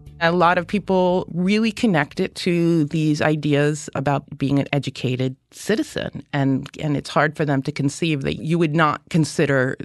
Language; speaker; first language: English; native; English